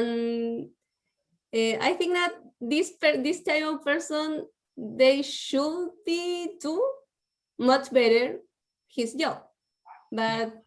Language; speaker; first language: English; non-native, learner; Spanish